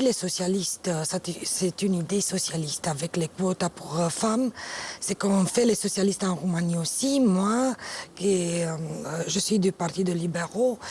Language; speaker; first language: French; non-native, fluent; Romanian